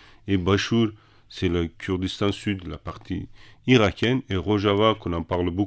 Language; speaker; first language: French; non-native, fluent; Kurdish